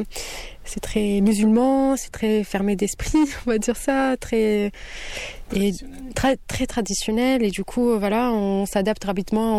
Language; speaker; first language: French; non-native, local second language; Kabyle